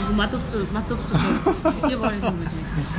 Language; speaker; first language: Korean; non-native, fluent; Uzbek